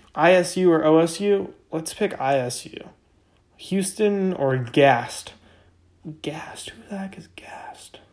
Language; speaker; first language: English; native; English